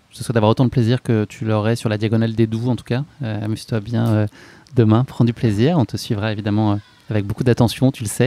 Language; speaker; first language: French; native; French